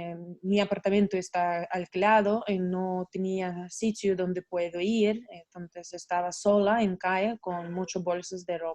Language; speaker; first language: Spanish; non-native, learner; Russian